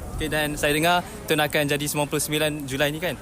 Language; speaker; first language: Malay; native; Malay